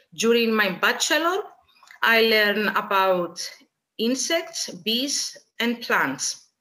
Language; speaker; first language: English; non-native, fluent; Greek